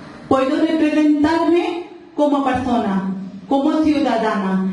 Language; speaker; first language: Spanish; non-native, local second language; Urdu